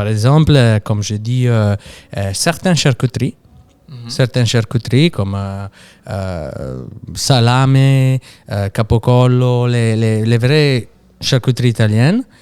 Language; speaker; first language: French; non-native, fluent; Italian